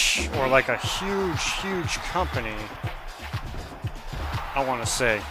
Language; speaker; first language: English; native; English